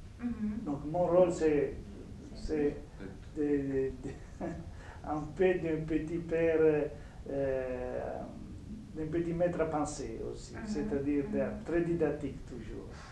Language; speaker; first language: French; non-native, fluent; Italian